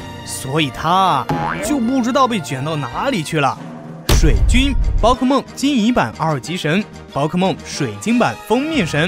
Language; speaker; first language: Chinese; native; Chinese